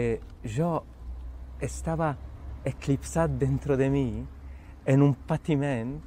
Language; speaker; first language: Catalan; non-native, fluent; Polish